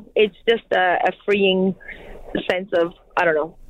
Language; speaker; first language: English; non-native, fluent; French